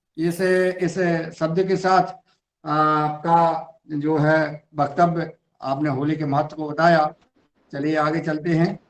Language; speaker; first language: Hindi; native; Hindi